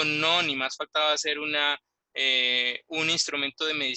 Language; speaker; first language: Spanish; native; Spanish